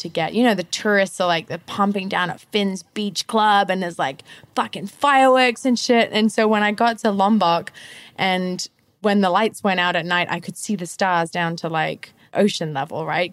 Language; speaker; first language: English; native; English